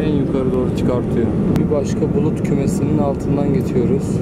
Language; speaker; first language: Turkish; native; Turkish